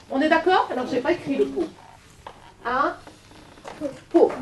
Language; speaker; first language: French; native; French